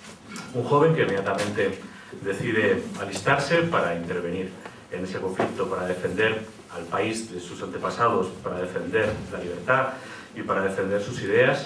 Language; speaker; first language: Spanish; native; Spanish